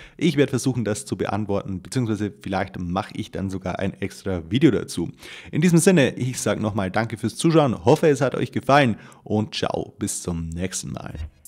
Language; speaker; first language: German; native; German